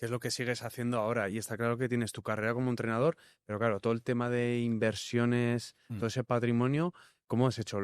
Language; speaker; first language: Spanish; native; Spanish